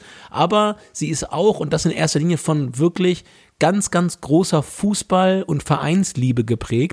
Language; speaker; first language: German; native; German